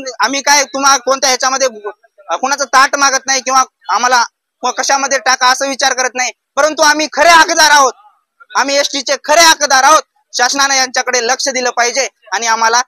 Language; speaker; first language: Marathi; non-native, local second language; Lambadi